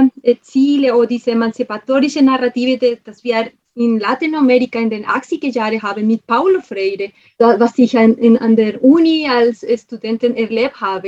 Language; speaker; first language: German; non-native, fluent; Spanish